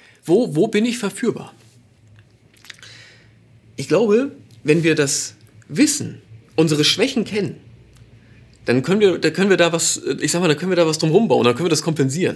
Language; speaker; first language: German; native; German